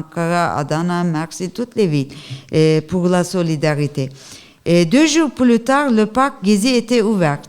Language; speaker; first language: French; non-native, learner; Turkish